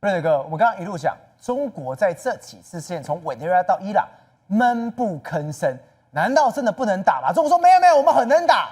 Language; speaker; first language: Chinese; native; Chinese